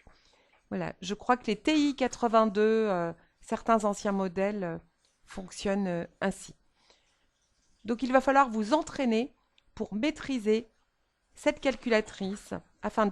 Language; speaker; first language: French; native; French